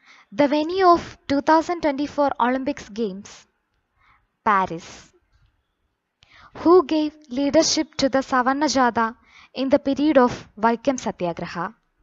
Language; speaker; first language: English; non-native, local second language; Malayalam